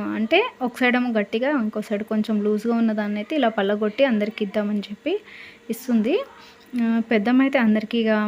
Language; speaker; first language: Telugu; non-native, local second language; Lambadi